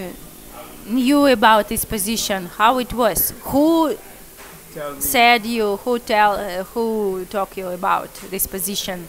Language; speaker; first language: English; non-native, learner; Russian